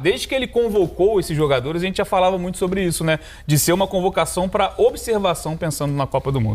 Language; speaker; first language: Portuguese; native; Portuguese